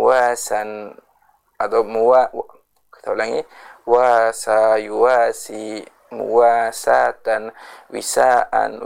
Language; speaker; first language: Arabic; non-native, fluent; Indonesian